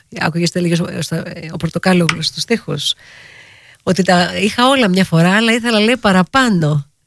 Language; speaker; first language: Greek; native; Greek